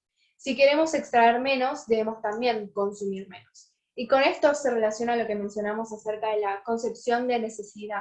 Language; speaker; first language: Spanish; native; Spanish